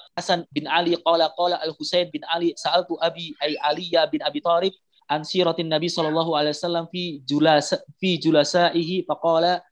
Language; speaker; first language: Arabic; non-native, fluent; Indonesian